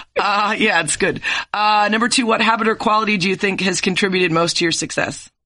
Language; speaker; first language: English; native; English